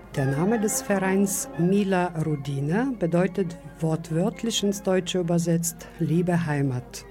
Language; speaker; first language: German; non-native, fluent; Bulgarian